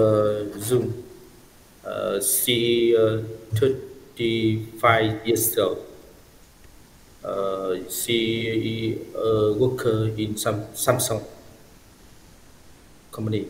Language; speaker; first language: English; non-native, learner; Vietnamese